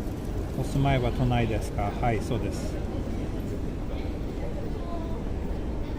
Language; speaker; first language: Japanese; non-native, fluent; Swedish